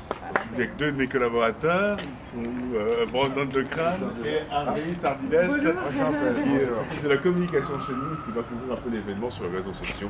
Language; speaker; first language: French; native; French